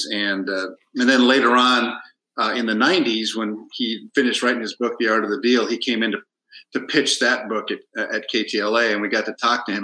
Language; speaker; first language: English; early bilingual, other home language; Spanish